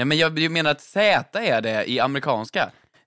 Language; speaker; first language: Swedish; native; Swedish